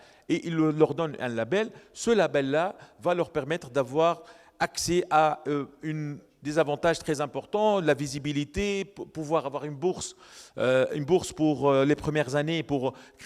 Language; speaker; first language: French; non-native, local second language; Arabic